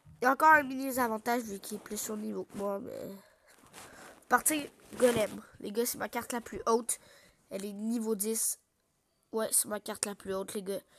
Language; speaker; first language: French; native; French